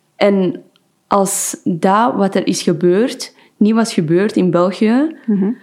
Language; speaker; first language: Dutch; non-native, fluent; Persian